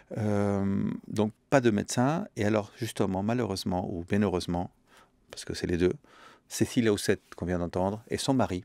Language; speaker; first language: French; early bilingual, other home language; Spanish